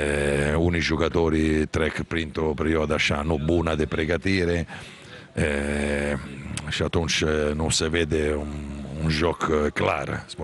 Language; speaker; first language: Romanian; non-native, fluent; Italian